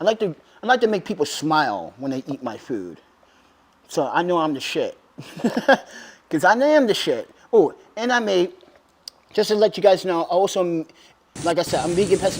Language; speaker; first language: English; native; English